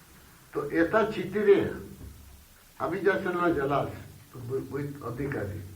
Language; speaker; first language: Russian; non-native, learner; Bangla